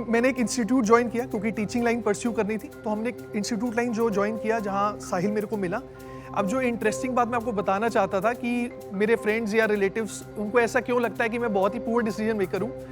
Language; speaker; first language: Hindi; native; Hindi